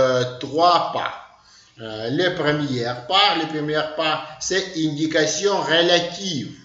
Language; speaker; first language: French; non-native, learner; Ukrainian